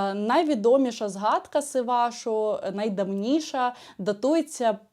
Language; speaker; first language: Ukrainian; native; Ukrainian